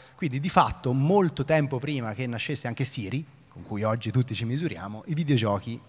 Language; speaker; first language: Italian; native; Italian